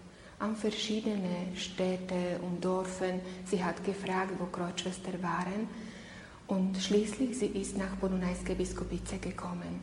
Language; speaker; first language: German; non-native, learner; Slovak